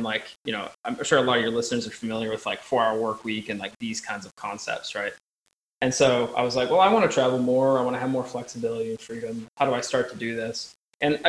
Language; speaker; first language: English; native; English